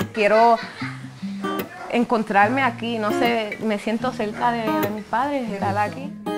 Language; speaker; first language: Spanish; early bilingual, other home language; English